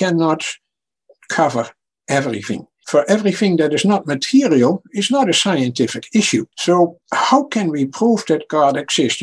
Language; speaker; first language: English; non-native, fluent; Dutch